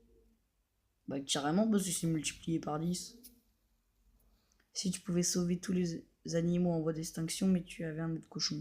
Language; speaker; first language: French; native; French